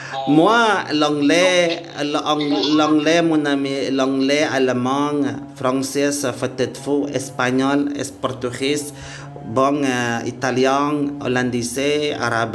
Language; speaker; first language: French; non-native, learner; Indonesian